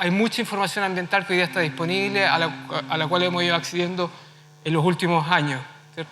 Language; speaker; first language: Spanish; native; Spanish